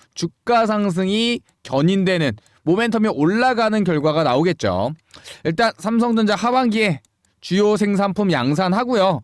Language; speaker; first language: Korean; native; Korean